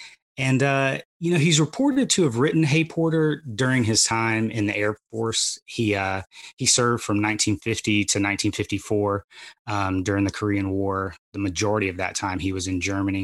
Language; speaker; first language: English; native; English